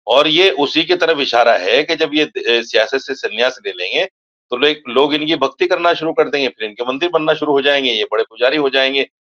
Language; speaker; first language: Hindi; native; Hindi